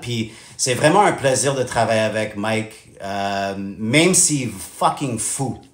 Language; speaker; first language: French; non-native, fluent; English